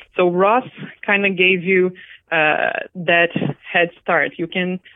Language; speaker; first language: English; non-native, fluent; Portuguese